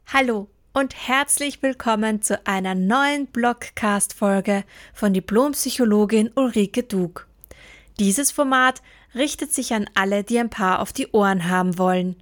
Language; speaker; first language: German; native; German